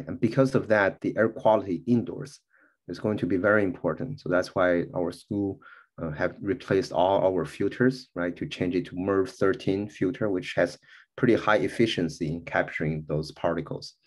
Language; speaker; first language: English; non-native, fluent; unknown